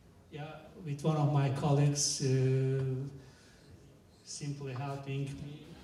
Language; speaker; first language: English; non-native, fluent; Turkish